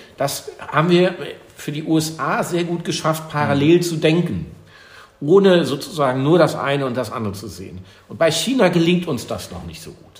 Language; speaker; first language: German; native; German